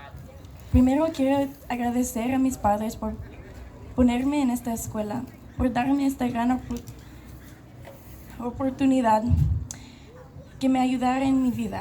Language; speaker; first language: Spanish; non-native, local second language; English